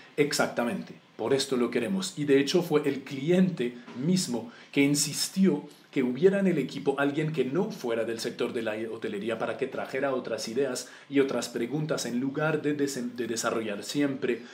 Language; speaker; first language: Spanish; non-native, fluent; English